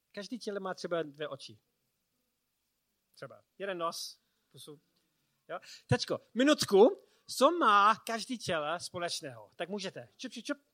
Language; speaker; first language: Czech; non-native, learner; English